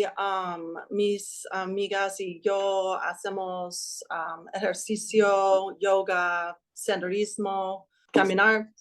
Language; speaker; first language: Spanish; non-native, learner; English